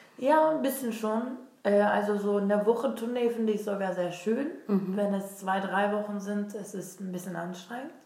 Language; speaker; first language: German; non-native, fluent; Turkish